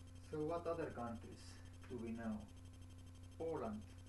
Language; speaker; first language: English; non-native, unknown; Estonian